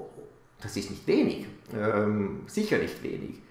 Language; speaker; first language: German; non-native, fluent; Italian